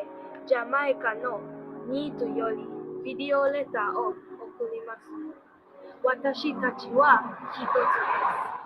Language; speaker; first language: Japanese; non-native, learner; English